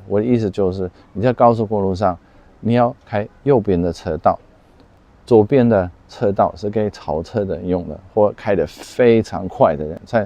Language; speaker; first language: Chinese; non-native, fluent; Dutch